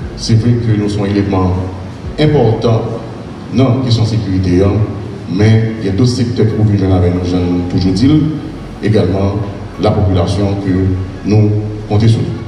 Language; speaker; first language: French; non-native, local second language; Haitian Creole